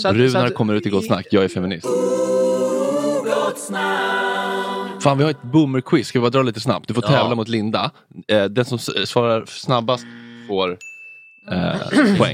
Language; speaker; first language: Swedish; native; Swedish